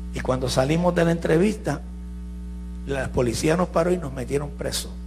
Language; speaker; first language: Spanish; early bilingual, heritage; Spanish